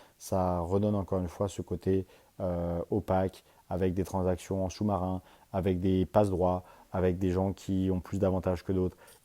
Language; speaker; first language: French; native; French